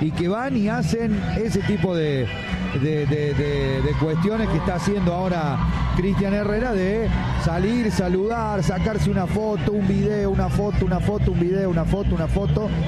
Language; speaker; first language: Spanish; native; Spanish